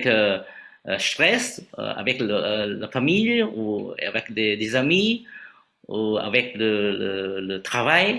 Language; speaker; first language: French; non-native, fluent; Vietnamese